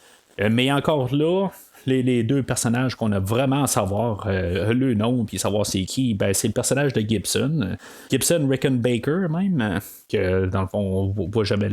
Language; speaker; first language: French; native; French